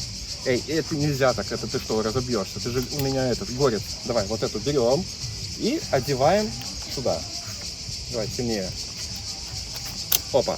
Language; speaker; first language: Russian; native; Russian